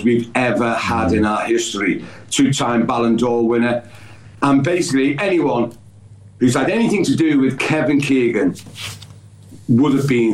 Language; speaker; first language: English; native; English